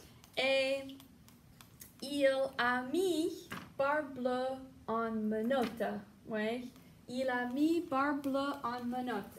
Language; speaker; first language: French; non-native, fluent; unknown